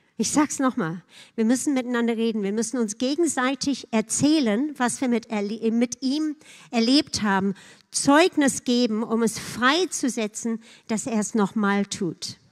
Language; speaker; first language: German; non-native, fluent; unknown